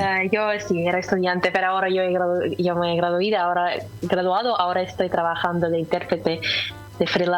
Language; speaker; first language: Spanish; non-native, fluent; Russian